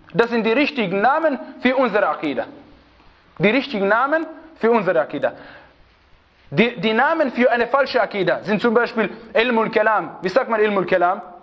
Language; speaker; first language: German; non-native, fluent; Arabic